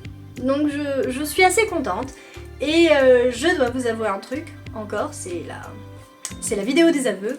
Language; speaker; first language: French; native; French